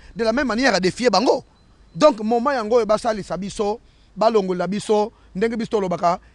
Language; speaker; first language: Lingala; non-native, local second language; Kongo